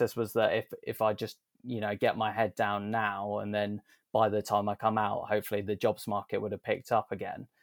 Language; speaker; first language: English; native; English